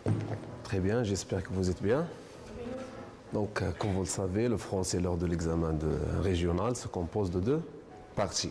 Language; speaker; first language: French; non-native, local second language; Arabic